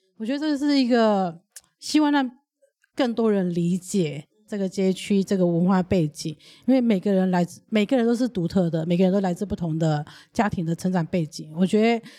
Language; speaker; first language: Chinese; early bilingual, other home language; Burmese